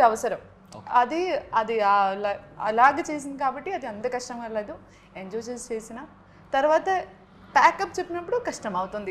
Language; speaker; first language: Telugu; non-native, learner; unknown